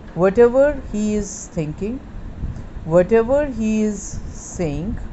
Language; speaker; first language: English; non-native, local second language; Punjabi